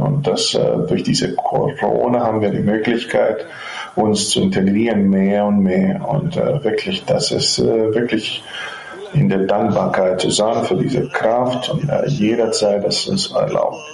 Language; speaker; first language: German; non-native, fluent; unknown